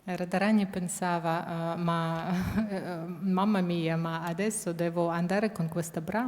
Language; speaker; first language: Italian; non-native, fluent; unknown